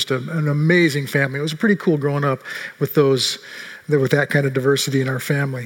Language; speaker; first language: English; native; English